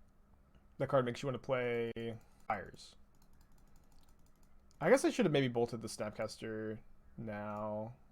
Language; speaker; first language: English; native; English